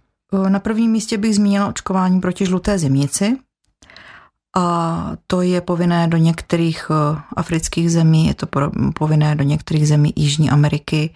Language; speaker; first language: Czech; native; Czech